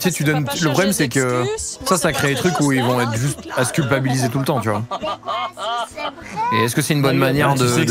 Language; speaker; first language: French; native; French